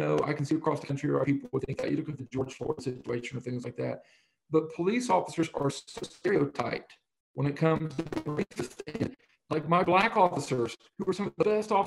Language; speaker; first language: English; native; English